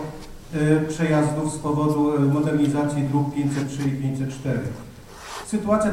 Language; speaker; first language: Polish; native; Polish